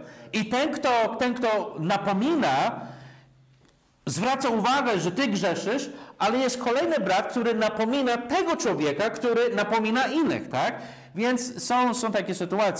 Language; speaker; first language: Polish; non-native, fluent; English